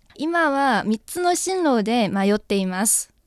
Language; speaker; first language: Japanese; non-native, fluent; Chinese